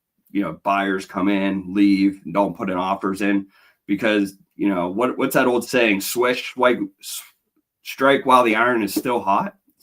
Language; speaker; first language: English; native; English